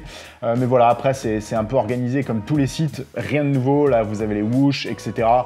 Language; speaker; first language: French; native; French